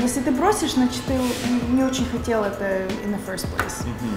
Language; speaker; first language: Russian; early bilingual, other home language; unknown